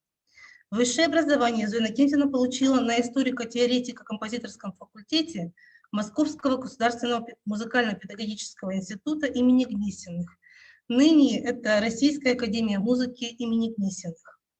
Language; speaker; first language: Russian; native; Russian